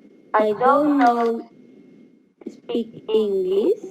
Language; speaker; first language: English; non-native, learner; Spanish